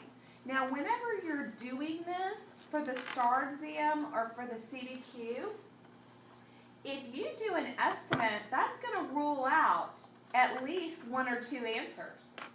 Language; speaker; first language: English; native; English